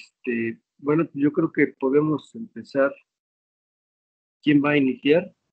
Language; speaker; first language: Spanish; native; Spanish